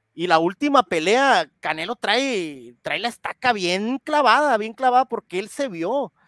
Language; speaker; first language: Spanish; native; Spanish